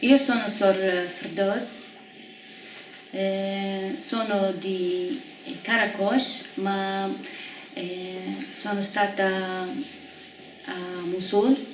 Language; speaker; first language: Italian; non-native, fluent; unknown